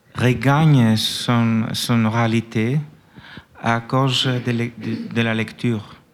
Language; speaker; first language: French; non-native, fluent; Greek